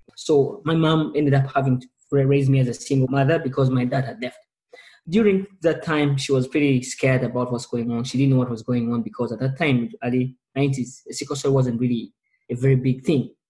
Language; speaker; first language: English; non-native, local second language; Ganda